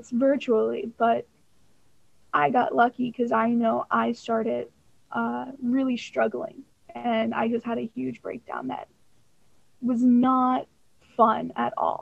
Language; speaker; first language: English; native; English